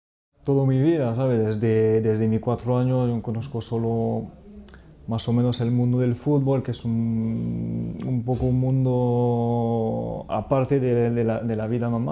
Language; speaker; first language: Spanish; non-native, fluent; French